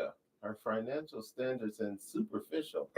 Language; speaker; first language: English; native; English